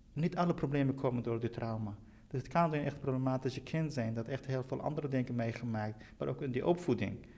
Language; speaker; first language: Dutch; non-native, fluent; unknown